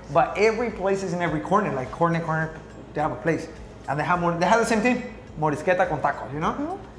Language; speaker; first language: English; non-native, fluent; Spanish